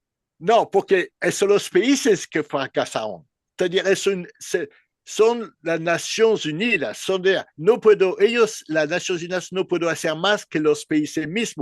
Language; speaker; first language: Spanish; non-native, learner; French